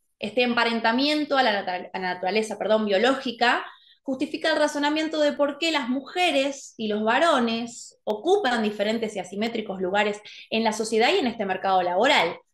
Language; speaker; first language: Spanish; native; Spanish